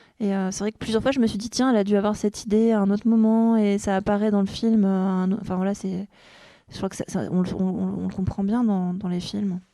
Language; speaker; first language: French; native; French